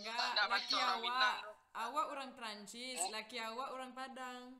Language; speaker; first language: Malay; non-native, fluent; French